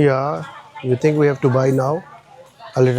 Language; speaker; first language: English; non-native, learner; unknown